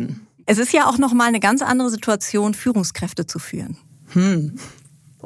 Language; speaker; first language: German; native; German